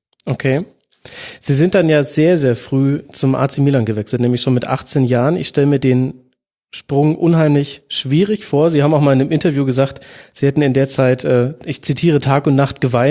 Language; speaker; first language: German; native; German